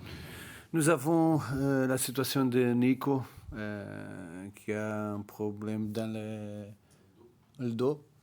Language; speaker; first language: French; non-native, learner; Portuguese